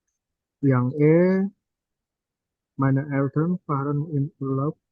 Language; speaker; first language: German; non-native, learner; Indonesian